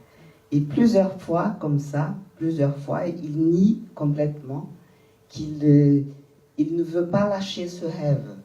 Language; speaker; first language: French; non-native, fluent; Portuguese